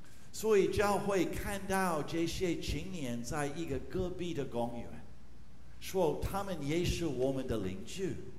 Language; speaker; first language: Chinese; non-native, fluent; English